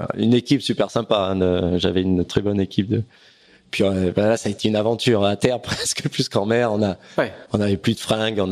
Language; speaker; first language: French; native; French